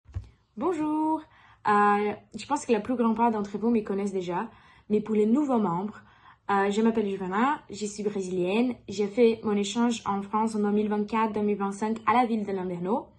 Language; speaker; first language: French; non-native, learner; Portuguese